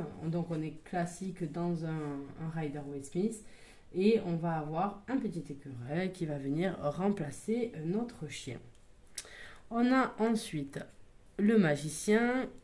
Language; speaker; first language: French; native; French